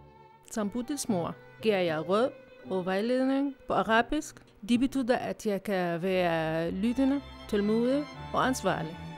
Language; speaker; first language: Danish; non-native, fluent; Arabic